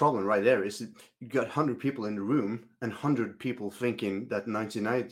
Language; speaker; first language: English; non-native, fluent; Norwegian